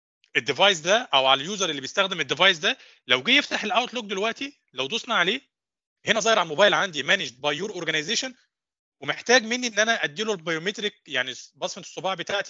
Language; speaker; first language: Arabic; native; Arabic